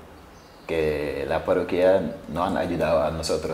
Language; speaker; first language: Spanish; non-native, learner; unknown